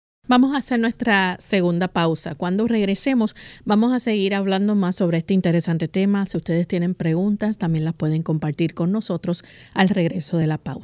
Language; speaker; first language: Spanish; native; Spanish